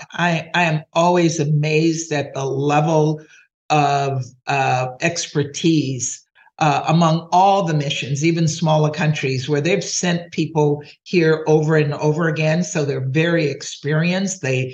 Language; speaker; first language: English; native; English